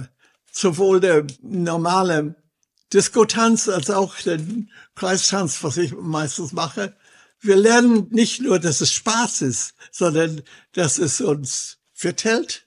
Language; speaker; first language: German; non-native, fluent; English